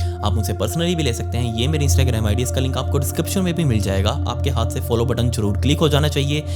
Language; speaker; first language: Hindi; native; Hindi